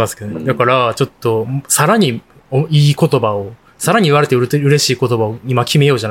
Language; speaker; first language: Japanese; native; Japanese